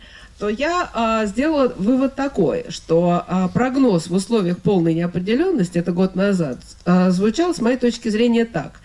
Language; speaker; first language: Russian; native; Russian